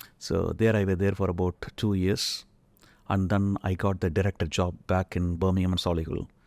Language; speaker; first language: English; non-native, local second language; Tamil